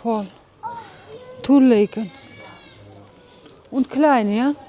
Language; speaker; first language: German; non-native, learner; Uzbek